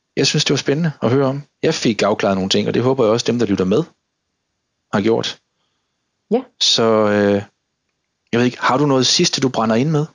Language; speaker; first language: Danish; native; Danish